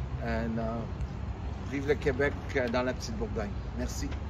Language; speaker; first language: French; native; French